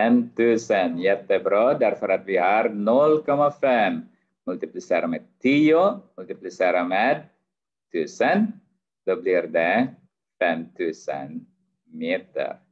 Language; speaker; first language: Swedish; non-native, fluent; Arabic